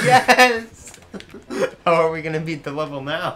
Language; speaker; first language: English; native; English